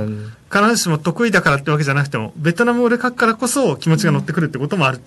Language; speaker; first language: Vietnamese; non-native, fluent; Japanese